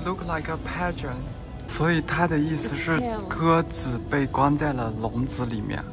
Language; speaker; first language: English; non-native, learner; Chinese